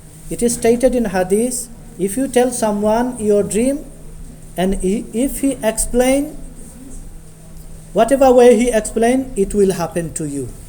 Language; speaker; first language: English; non-native, local second language; Bangla